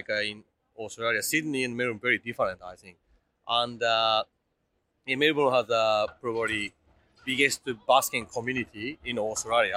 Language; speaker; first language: English; non-native, fluent; Japanese